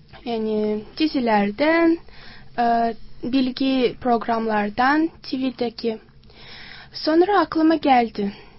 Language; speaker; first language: Turkish; non-native, learner; Tajik